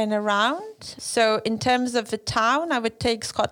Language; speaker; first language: English; non-native, fluent; Lithuanian